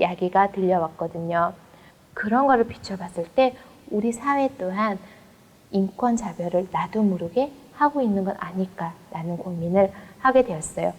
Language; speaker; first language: Korean; non-native, fluent; Mongolian